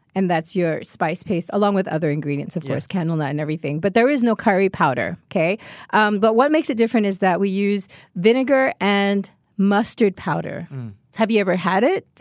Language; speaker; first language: English; native; English